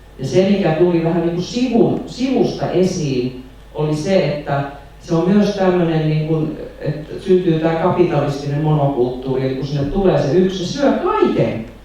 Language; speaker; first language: Finnish; native; Finnish